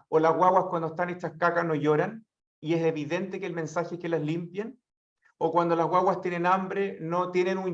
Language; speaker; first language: Spanish; native; Spanish